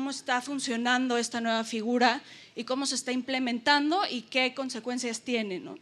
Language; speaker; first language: Spanish; native; Spanish